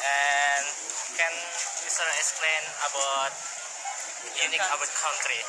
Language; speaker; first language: English; non-native, learner; Indonesian